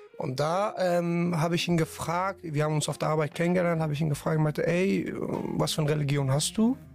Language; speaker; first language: German; non-native, fluent; Persian